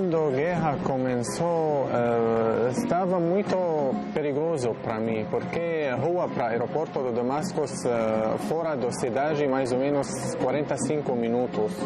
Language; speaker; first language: Portuguese; non-native, learner; Arabic